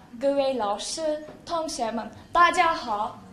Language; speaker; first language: Chinese; non-native, learner; Turkish